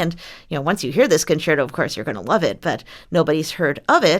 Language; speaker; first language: English; native; English